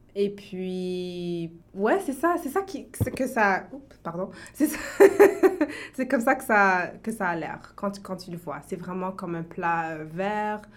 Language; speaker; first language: French; early bilingual, heritage; French